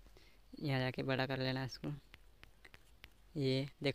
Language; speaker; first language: Hindi; native; Hindi